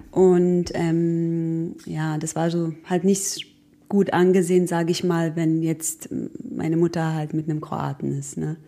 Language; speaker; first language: German; early bilingual, other home language; Croatian